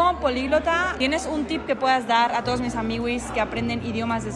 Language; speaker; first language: Spanish; native; Spanish